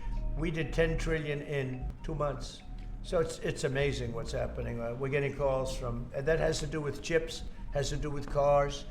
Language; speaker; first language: English; native; English